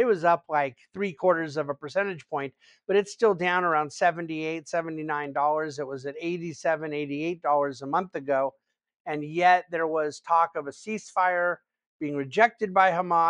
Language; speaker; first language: English; native; English